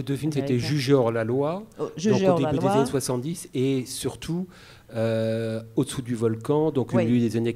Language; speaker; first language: French; native; French